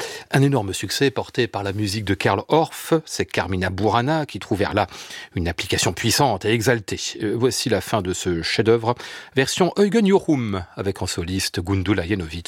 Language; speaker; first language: French; native; French